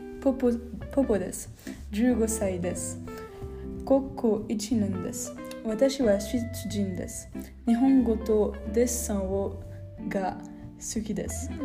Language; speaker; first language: Japanese; non-native, learner; French